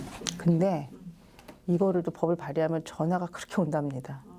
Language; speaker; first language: Korean; native; Korean